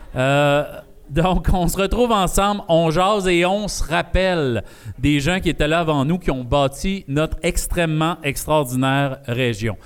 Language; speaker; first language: French; native; French